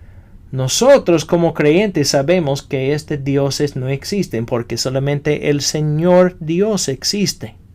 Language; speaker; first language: Spanish; non-native, fluent; English